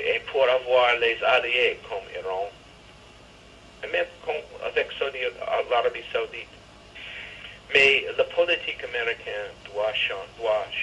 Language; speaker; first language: French; non-native, fluent; English